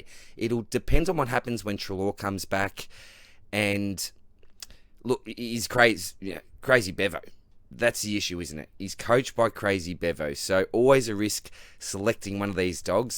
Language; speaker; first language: English; native; English